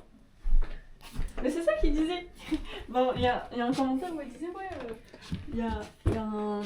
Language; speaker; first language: French; native; French